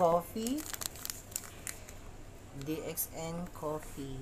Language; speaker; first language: English; non-native, learner; Filipino